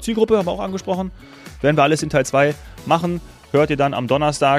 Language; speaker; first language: German; native; German